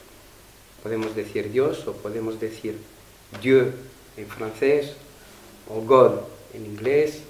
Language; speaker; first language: Spanish; non-native, fluent; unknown